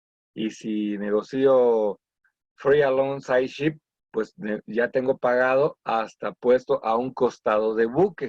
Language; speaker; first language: Spanish; native; Spanish